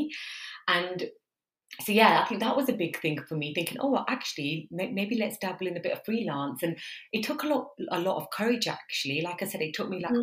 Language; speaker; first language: English; native; English